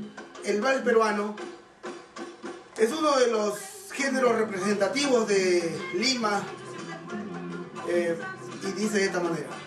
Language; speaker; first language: Spanish; native; Spanish